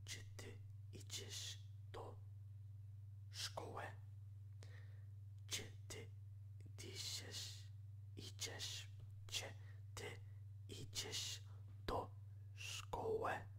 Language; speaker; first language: Polish; non-native, learner; English